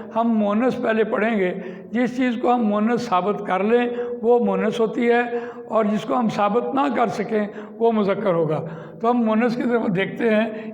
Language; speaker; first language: Urdu; non-native, local second language; Punjabi